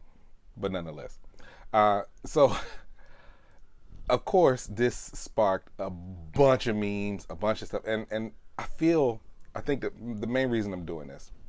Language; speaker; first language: English; native; English